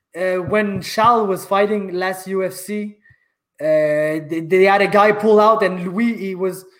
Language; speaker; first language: English; native; English